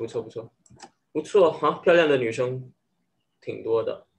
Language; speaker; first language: Chinese; non-native, learner; English